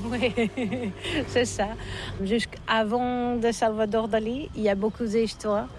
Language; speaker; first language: French; non-native, learner; Catalan